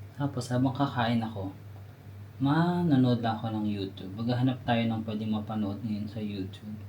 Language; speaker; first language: Filipino; native; Filipino